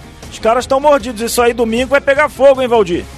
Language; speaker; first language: Portuguese; native; Portuguese